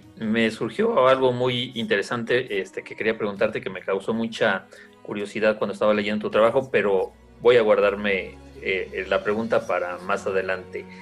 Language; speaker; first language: Spanish; native; Spanish